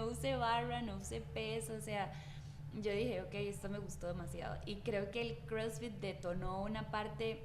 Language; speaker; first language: Spanish; native; Spanish